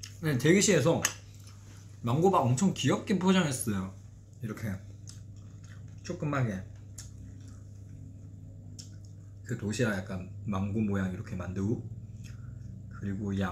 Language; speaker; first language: Korean; non-native, fluent; Chinese